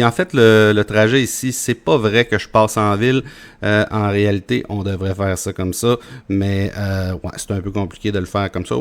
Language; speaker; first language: French; native; French